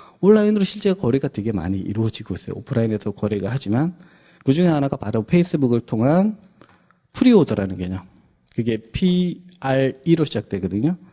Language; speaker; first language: Korean; native; Korean